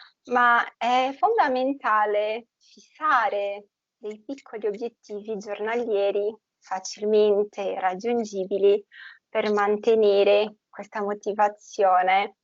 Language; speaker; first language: Italian; non-native, fluent; Portuguese